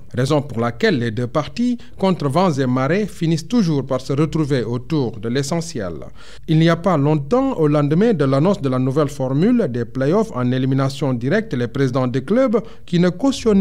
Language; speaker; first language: French; non-native, local second language; Wolof